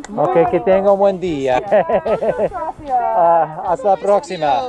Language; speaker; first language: Spanish; non-native, learner; English